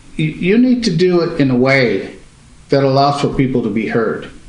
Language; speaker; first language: English; native; English